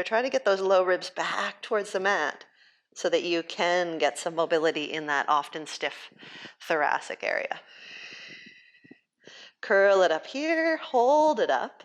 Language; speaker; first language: English; native; English